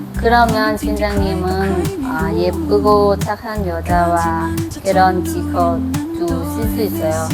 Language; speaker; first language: Korean; non-native, learner; Lao